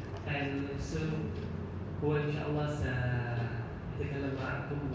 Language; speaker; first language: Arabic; non-native, fluent; Indonesian